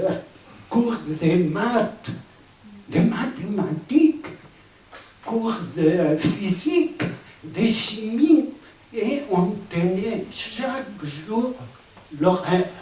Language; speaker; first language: French; non-native, fluent; Spanish